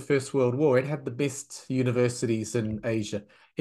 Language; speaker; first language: English; native; English